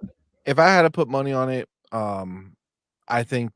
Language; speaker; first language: English; native; English